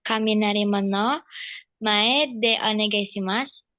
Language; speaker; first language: Japanese; non-native, learner; Indonesian